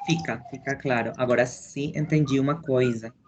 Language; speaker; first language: Portuguese; non-native, learner; Spanish